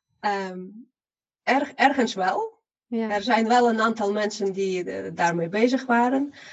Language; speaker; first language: Dutch; non-native, fluent; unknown